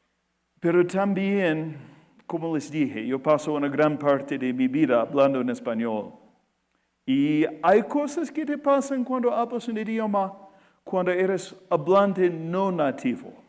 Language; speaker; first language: Spanish; non-native, fluent; English